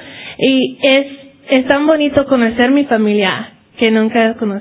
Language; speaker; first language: Spanish; early bilingual, heritage; Spanish